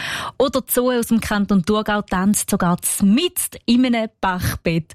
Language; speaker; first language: German; native; German